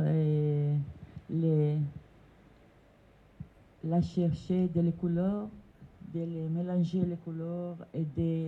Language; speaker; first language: French; non-native, learner; Italian